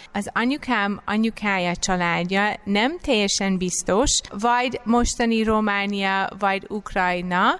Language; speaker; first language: Hungarian; non-native, fluent; English